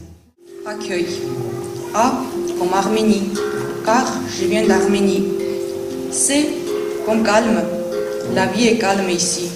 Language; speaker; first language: French; non-native, learner; Armenian